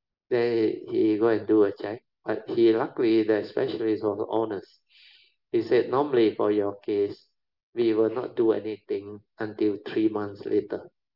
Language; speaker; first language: English; non-native, local second language; Min Nan Chinese